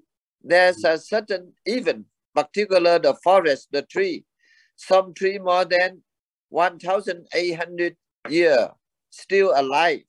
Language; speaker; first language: English; non-native, learner; Vietnamese